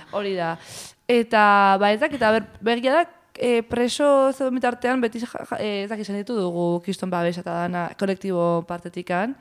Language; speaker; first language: Basque; early bilingual, heritage; Basque